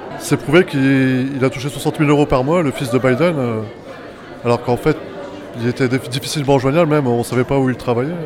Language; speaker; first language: French; native; French